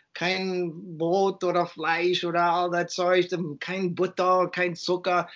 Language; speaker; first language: German; early bilingual, heritage; German